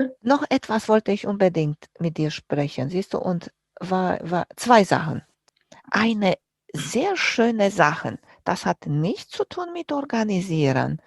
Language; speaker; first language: German; non-native, fluent; Romanian